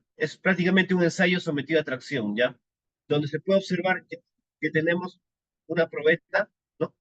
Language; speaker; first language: Spanish; native; Spanish